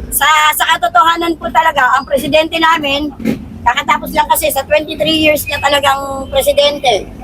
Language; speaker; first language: Filipino; native; Filipino